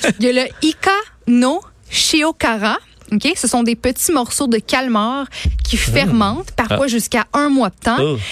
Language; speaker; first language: French; native; French